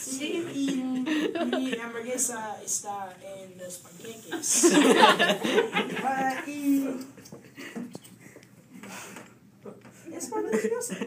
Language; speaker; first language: Spanish; non-native, learner; English